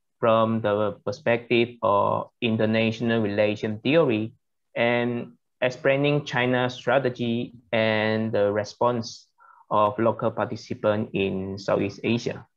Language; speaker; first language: English; non-native, learner; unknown